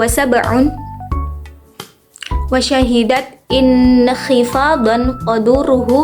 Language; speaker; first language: Arabic; non-native, learner; Indonesian